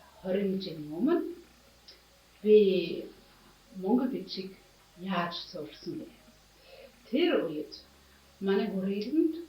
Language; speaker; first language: Mongolian; non-native, fluent; German